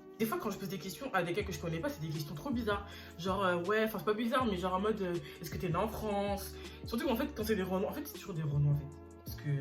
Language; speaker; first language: French; early bilingual, other home language; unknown